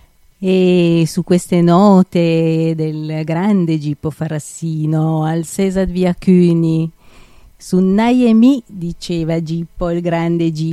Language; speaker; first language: Italian; native; Italian